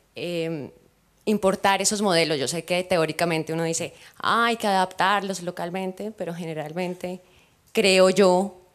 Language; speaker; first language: Spanish; native; Spanish